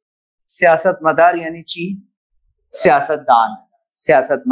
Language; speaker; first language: Persian; non-native, fluent; Urdu